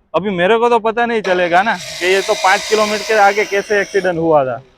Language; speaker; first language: Hindi; non-native, local second language; Gujarati